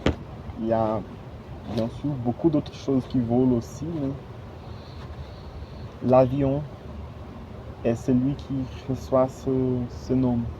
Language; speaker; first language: French; non-native, fluent; Portuguese